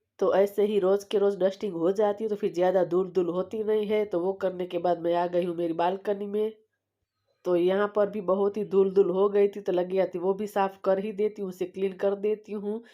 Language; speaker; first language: Hindi; non-native, local second language; Gujarati